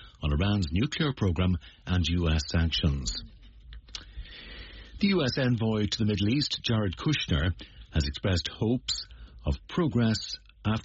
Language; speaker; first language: English; native; English